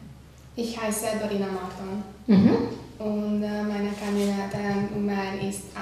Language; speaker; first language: German; non-native, learner; Hungarian